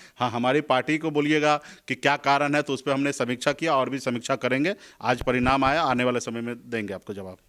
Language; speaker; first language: Hindi; native; Hindi